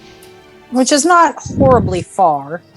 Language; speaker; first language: English; native; English